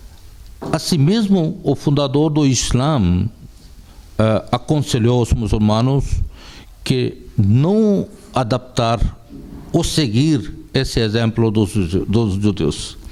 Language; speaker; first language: Portuguese; non-native, fluent; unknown